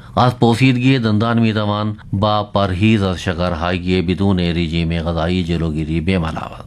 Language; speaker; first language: Persian; non-native, fluent; Urdu